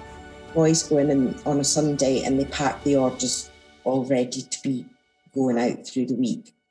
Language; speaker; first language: English; native; English